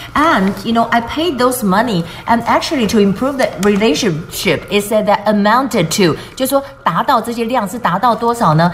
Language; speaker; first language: English; non-native, fluent; Chinese